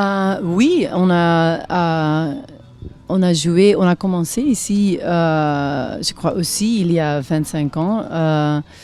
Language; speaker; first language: French; non-native, local second language; Dutch